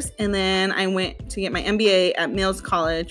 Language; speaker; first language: English; native; English